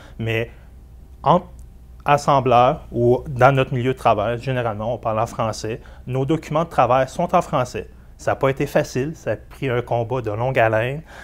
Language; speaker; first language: French; native; French